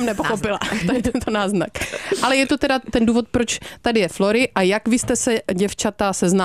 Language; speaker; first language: Czech; native; Czech